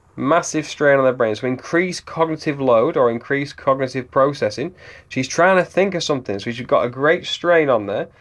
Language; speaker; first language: English; native; English